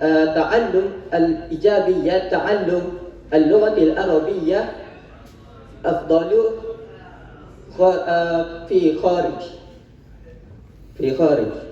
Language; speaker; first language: Arabic; non-native, learner; Malay